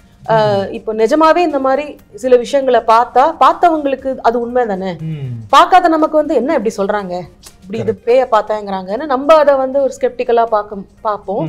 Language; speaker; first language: Tamil; native; Tamil